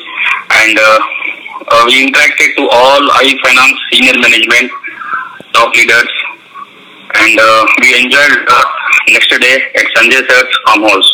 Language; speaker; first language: English; non-native, local second language; Urdu